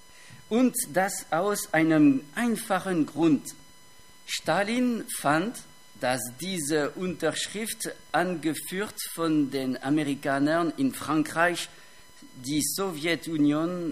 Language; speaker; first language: German; non-native, fluent; French